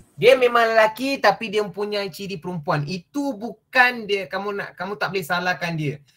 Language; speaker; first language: Malay; non-native, local second language; Tamil